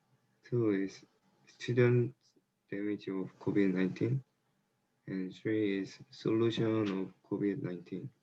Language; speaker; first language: English; non-native, learner; Korean